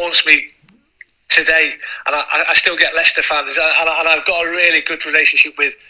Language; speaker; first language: English; non-native, local second language; Welsh